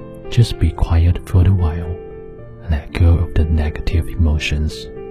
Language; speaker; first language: English; non-native, fluent; Chinese